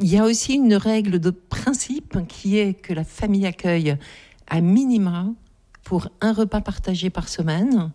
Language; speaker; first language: French; native; French